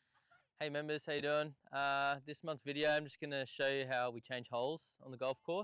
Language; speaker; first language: English; native; English